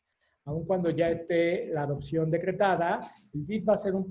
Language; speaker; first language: Spanish; native; Spanish